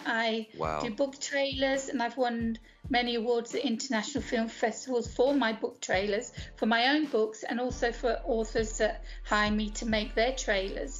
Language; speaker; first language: English; native; English